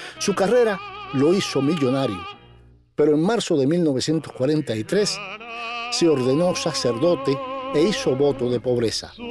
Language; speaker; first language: Spanish; native; Spanish